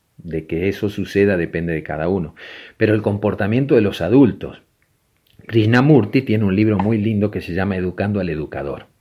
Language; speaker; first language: Spanish; native; Spanish